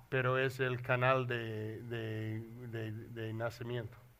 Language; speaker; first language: Spanish; non-native, learner; English